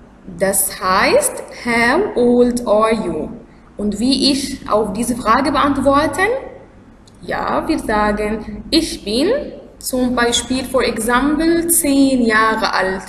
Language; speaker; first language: German; non-native, learner; Arabic